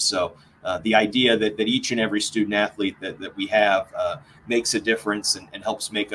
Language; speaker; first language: English; native; English